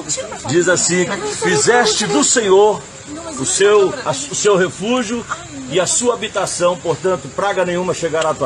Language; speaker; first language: Portuguese; native; Portuguese